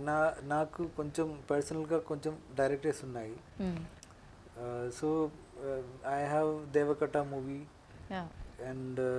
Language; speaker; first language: Telugu; non-native, local second language; Malayalam